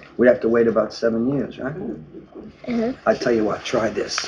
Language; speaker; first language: English; native; English